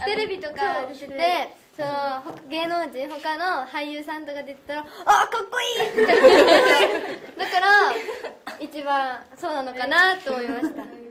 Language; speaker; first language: Japanese; native; Japanese